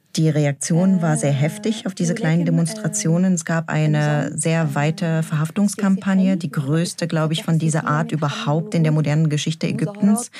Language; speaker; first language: German; non-native, fluent; Arabic